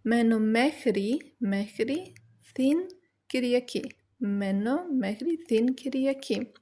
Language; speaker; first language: Greek; non-native, learner; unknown